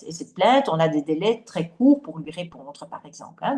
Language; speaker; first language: French; native; French